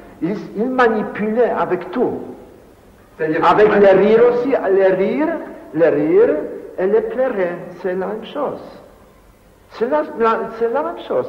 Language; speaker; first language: French; non-native, fluent; Polish